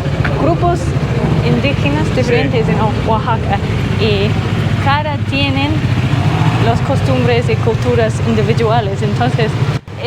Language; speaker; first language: Spanish; non-native, learner; English